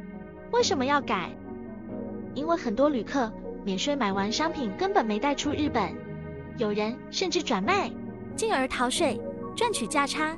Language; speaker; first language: Chinese; native; Chinese